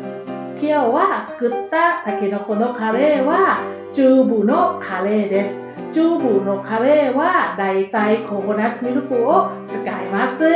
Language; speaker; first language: Japanese; non-native, learner; Thai